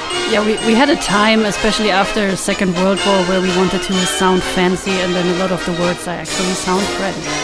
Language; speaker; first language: English; non-native, fluent; German